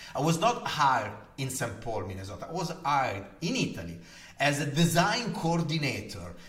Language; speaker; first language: English; non-native, fluent; Italian